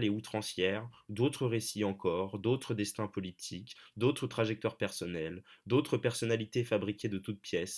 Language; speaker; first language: French; native; French